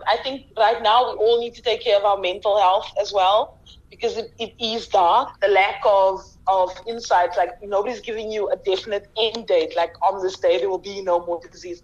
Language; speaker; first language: English; native; English